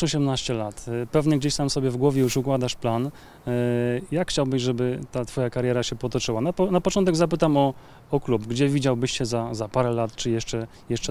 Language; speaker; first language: Polish; native; Polish